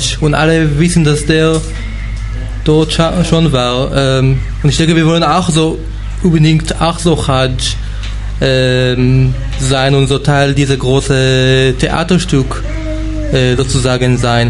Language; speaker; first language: German; non-native, fluent; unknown